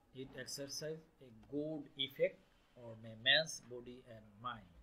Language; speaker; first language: English; non-native, local second language; Bangla